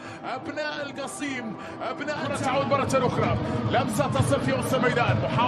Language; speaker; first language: Arabic; native; Arabic